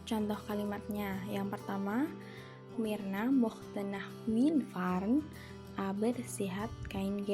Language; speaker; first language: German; non-native, fluent; Indonesian